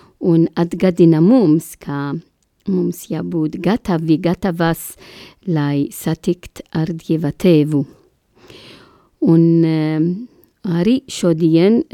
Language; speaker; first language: Latvian; non-native, learner; Italian